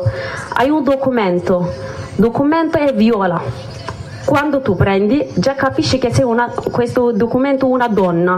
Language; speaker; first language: Italian; non-native, learner; Kurdish